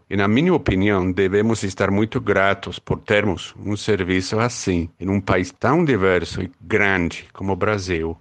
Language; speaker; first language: Portuguese; non-native, fluent; English